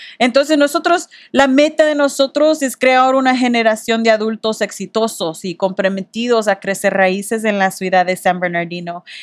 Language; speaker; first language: Spanish; early bilingual, heritage; Spanish